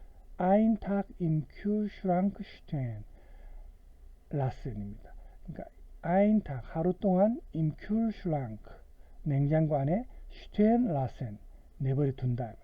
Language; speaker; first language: German; non-native, fluent; Korean